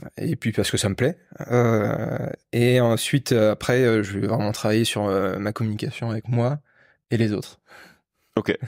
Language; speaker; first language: French; native; French